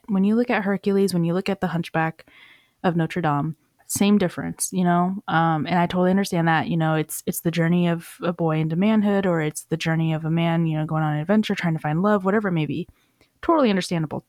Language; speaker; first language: English; native; English